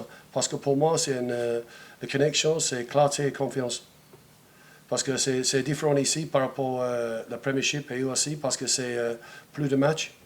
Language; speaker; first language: French; non-native, fluent; English